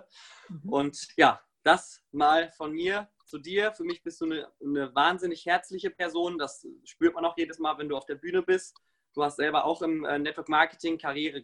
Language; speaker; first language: German; native; German